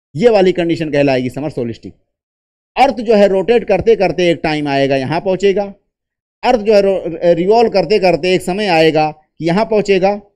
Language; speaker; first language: Hindi; native; Hindi